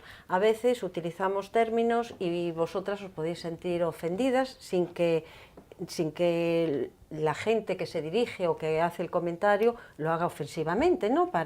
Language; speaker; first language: Spanish; native; Spanish